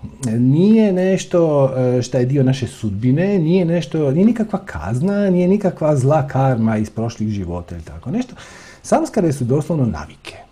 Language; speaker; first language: Croatian; native; Croatian